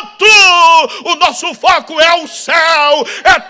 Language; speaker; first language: Portuguese; native; Portuguese